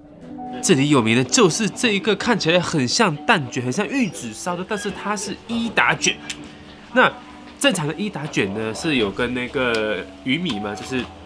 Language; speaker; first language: Chinese; native; Chinese